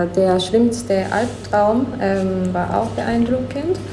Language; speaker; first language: German; non-native, learner; Japanese